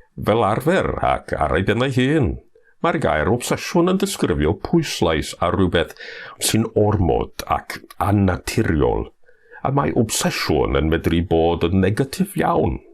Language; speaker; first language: Welsh; non-native, fluent; English